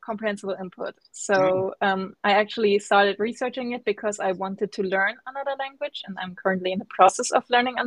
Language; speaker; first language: English; non-native, fluent; German